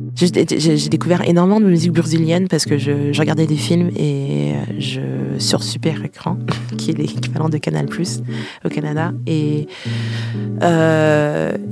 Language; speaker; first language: French; native; French